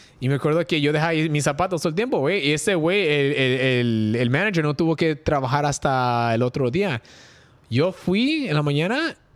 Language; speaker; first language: Spanish; early bilingual, heritage; Spanish